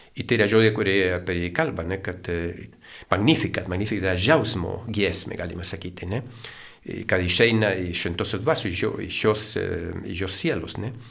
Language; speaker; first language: Lithuanian; non-native, fluent; Spanish